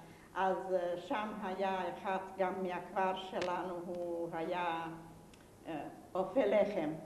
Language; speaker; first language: Hebrew; non-native, fluent; Yiddish